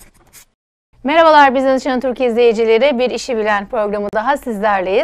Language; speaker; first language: Turkish; native; Turkish